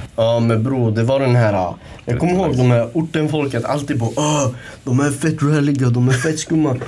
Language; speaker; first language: Swedish; early bilingual, other home language; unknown